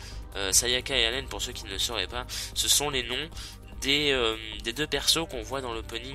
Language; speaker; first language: French; native; French